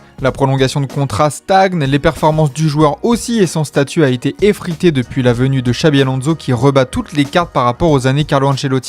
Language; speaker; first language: French; native; French